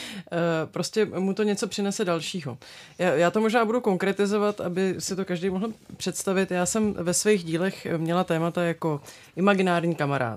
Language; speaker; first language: Czech; native; Czech